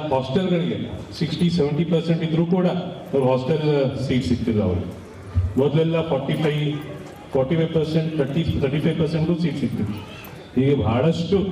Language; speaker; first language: Kannada; non-native, local second language; Lambadi